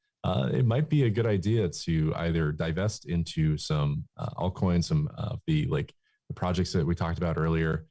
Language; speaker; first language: English; native; English